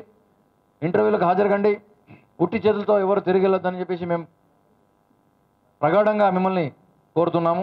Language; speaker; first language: Telugu; native; Telugu